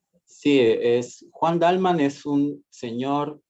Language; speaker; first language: Spanish; native; Spanish